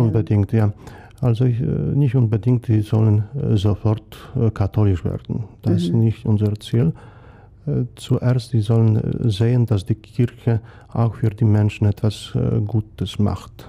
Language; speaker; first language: German; non-native, fluent; Polish